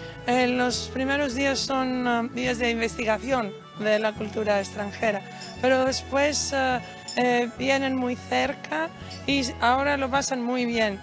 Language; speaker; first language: Spanish; non-native, fluent; Greek